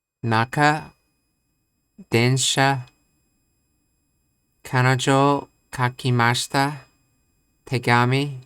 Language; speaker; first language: Japanese; non-native, learner; English